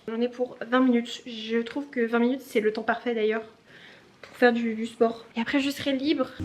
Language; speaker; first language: French; native; French